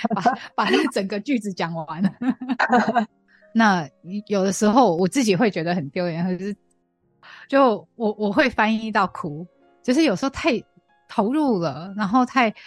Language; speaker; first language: Chinese; non-native, fluent; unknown